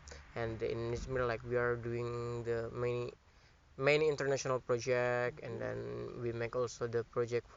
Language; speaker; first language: English; non-native, learner; Indonesian